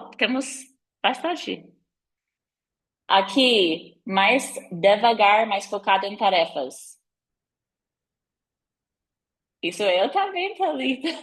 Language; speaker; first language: Portuguese; non-native, fluent; English